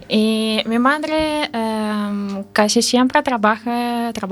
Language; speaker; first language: Spanish; non-native, learner; Ukrainian